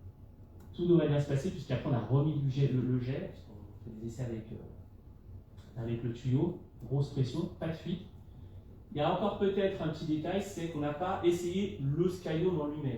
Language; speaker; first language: French; native; French